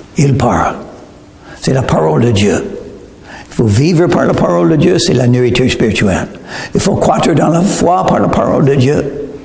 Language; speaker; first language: French; non-native, fluent; English